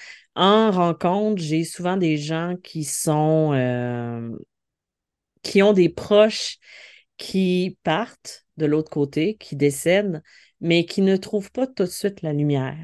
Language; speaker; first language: French; native; French